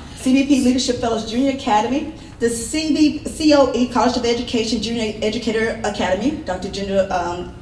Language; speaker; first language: English; native; English